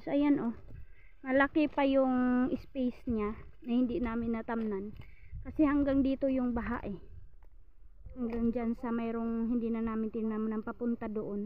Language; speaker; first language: Filipino; non-native, local second language; Cebuano